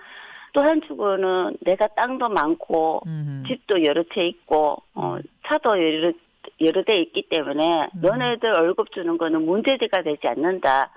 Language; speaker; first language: Korean; native; Korean